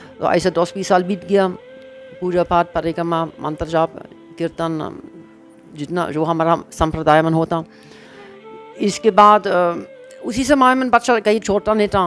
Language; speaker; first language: Hindi; non-native, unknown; German